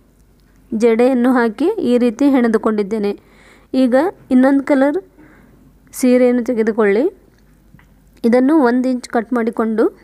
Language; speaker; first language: Kannada; native; Kannada